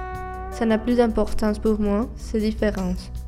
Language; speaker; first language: French; non-native, learner; Spanish